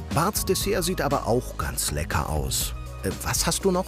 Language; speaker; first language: German; native; German